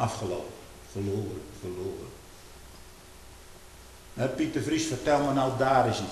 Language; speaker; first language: Dutch; native; Dutch